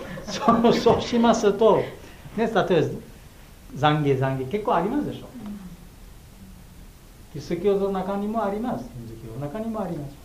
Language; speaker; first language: Japanese; non-native, fluent; Bangla